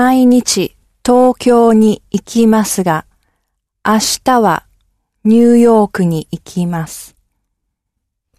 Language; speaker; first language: Japanese; non-native, learner; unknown